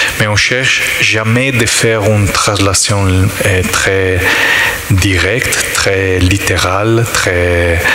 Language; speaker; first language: French; non-native, learner; Italian